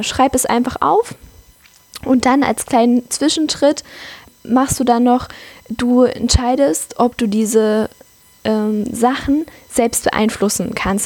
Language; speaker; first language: German; native; German